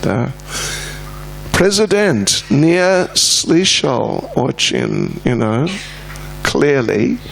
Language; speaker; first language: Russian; non-native, learner; English